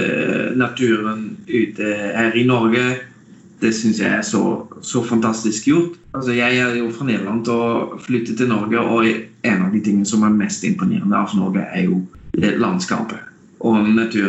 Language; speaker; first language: Norwegian; non-native, fluent; Dutch